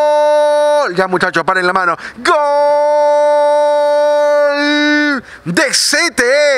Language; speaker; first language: Spanish; native; Spanish